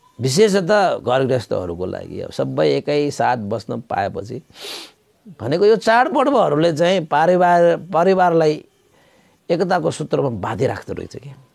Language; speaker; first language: Nepali; non-native, local second language; Newari